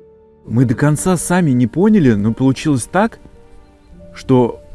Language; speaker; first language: Russian; native; Russian